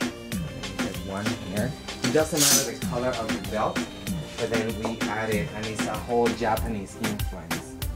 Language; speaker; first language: English; non-native, fluent; Spanish